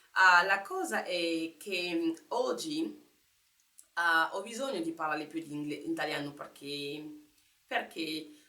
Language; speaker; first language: Italian; non-native, learner; French